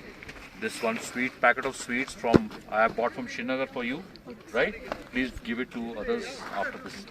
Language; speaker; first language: English; non-native, local second language; Hindi